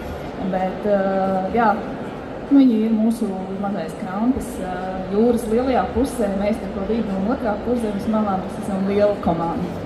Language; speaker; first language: Latvian; native; Latvian